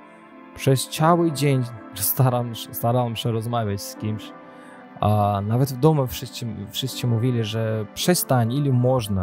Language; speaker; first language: Polish; non-native, learner; Azerbaijani